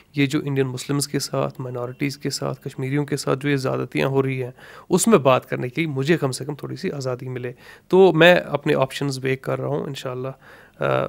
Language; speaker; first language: Urdu; non-native, local second language; Kashmiri